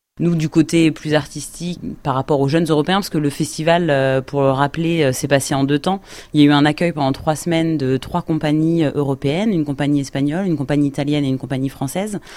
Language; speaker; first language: French; native; French